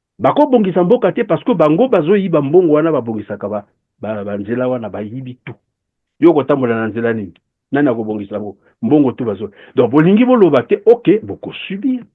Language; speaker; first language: Lingala; native; Lingala